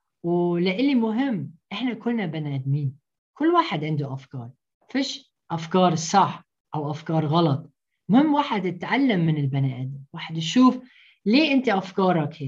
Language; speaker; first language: Arabic; early bilingual, heritage; Arabic